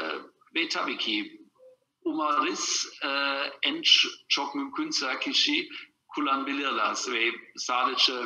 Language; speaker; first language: Turkish; non-native, learner; German